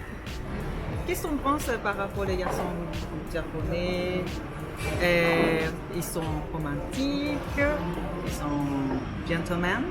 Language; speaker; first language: French; non-native, fluent; Japanese